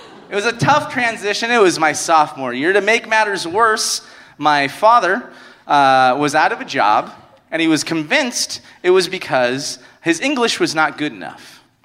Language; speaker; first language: English; early bilingual, other home language; Spanish